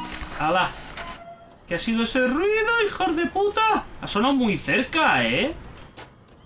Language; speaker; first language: Spanish; native; Spanish